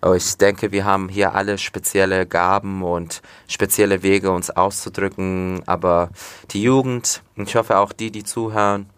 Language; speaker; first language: German; native; German